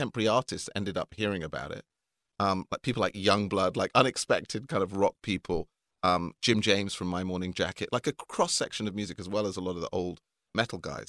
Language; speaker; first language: English; native; English